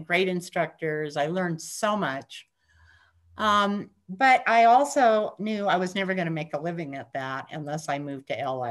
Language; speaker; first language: English; native; English